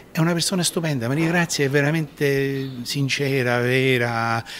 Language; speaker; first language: Italian; non-native, fluent; Sicilian